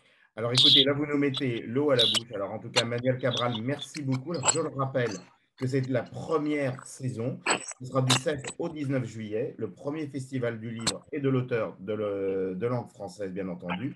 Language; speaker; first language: French; native; French